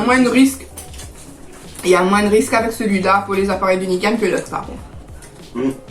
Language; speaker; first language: French; native; French